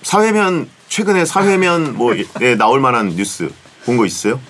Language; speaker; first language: Korean; native; Korean